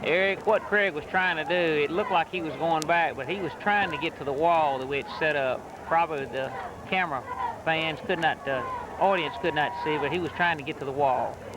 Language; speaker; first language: English; native; English